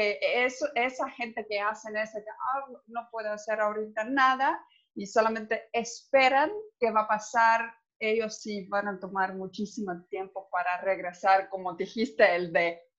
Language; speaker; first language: Spanish; non-native, fluent; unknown